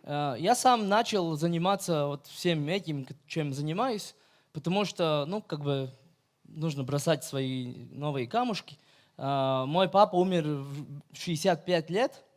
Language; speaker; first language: Russian; non-native, fluent; Latvian